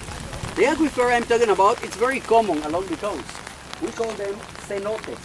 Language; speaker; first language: English; non-native, fluent; Spanish